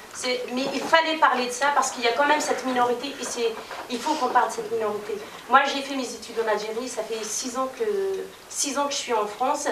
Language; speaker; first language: French; non-native, local second language; Kabyle